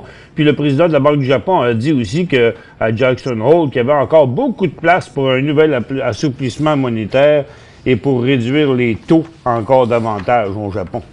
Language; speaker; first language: French; native; French